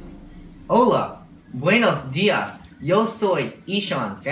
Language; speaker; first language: Spanish; non-native, learner; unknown